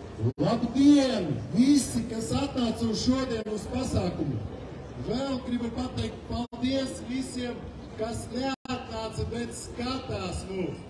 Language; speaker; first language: Latvian; non-native, local second language; Russian